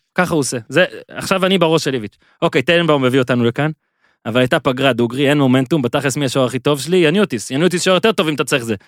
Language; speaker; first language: Hebrew; native; Hebrew